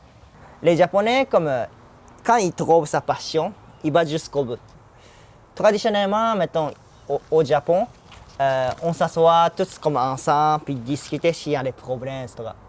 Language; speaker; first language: French; non-native, fluent; Japanese